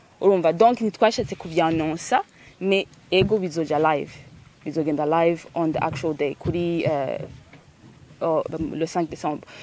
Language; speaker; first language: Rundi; early bilingual, heritage; Rundi